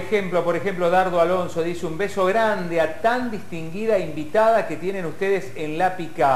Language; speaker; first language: Spanish; native; Spanish